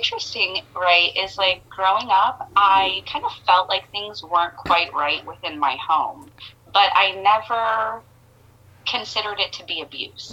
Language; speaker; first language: English; native; English